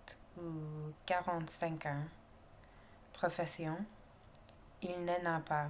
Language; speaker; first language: French; non-native, learner; English